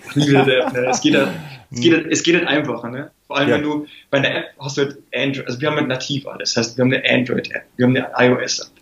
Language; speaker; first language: German; native; German